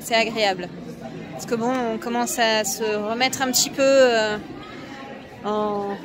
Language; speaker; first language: French; native; French